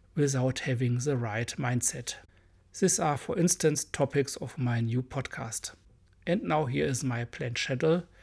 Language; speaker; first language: English; non-native, fluent; German